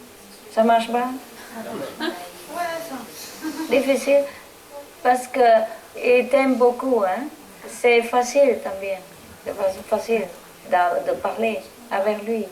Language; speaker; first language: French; non-native, learner; Vietnamese